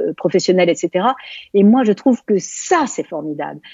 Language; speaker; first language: French; native; French